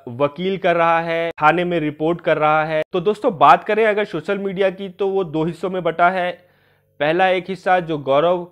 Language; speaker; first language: Hindi; native; Hindi